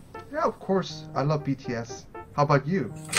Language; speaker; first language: English; non-native, fluent; Korean